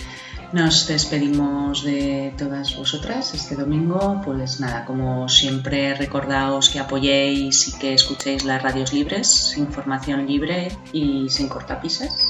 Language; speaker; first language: Spanish; native; Spanish